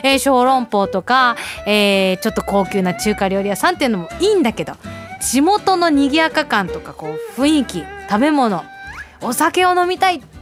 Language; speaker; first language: Japanese; early bilingual, heritage; Japanese